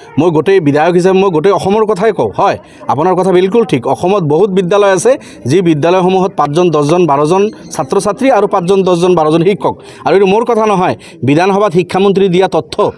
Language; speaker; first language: Assamese; non-native, local second language; Bangla